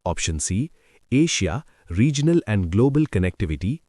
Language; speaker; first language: English; non-native, local second language; Hindi